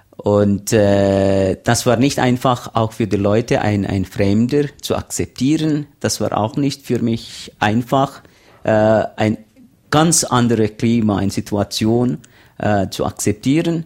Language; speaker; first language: German; non-native, learner; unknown